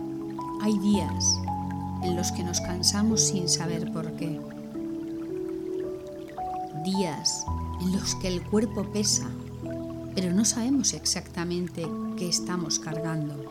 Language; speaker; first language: Spanish; native; Spanish